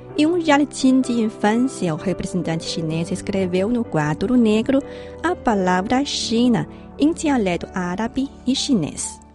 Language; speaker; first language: Portuguese; non-native, fluent; Chinese